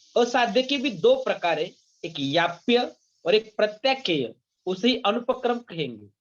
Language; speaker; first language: Hindi; non-native, local second language; Marathi